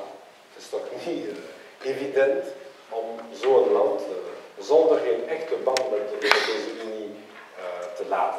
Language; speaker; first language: Dutch; non-native, local second language; French